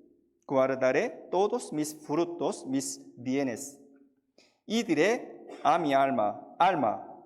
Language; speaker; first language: Spanish; non-native, fluent; Korean